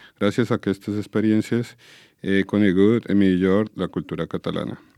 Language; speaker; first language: Catalan; non-native, learner; Spanish